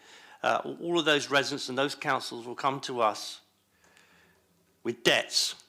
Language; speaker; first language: English; native; English